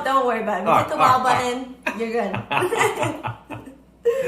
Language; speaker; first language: English; native; English